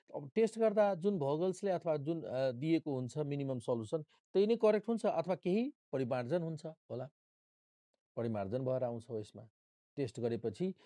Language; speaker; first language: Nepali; non-native, local second language; Maithili